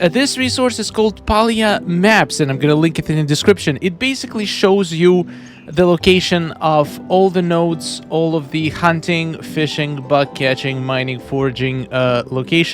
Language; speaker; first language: English; non-native, fluent; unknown